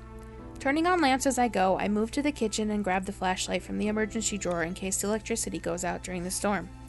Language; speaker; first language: English; native; English